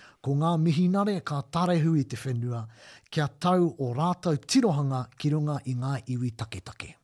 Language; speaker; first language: Māori; non-native, local second language; English